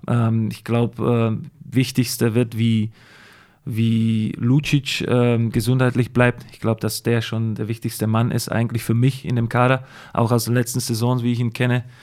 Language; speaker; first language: German; non-native, fluent; Slovak